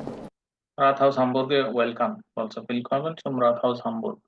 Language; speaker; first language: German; non-native, fluent; Bangla